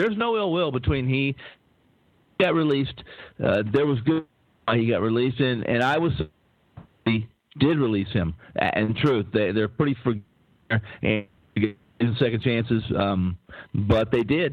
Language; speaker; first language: English; native; English